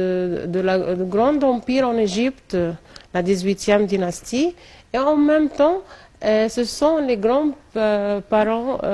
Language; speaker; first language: French; non-native, fluent; Arabic